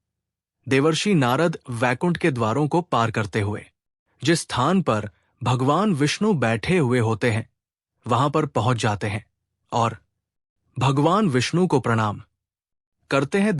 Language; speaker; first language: Hindi; native; Hindi